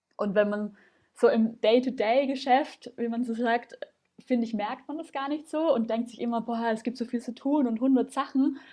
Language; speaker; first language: German; native; German